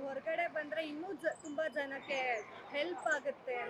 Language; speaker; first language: Kannada; native; Kannada